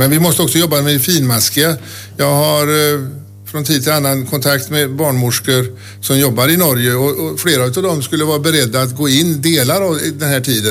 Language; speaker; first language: Swedish; native; Swedish